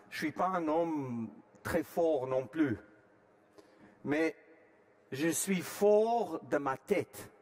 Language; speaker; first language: French; non-native, fluent; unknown